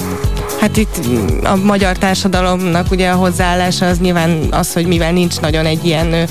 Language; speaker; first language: Hungarian; native; Hungarian